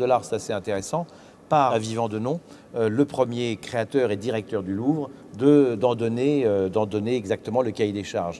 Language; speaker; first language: French; native; French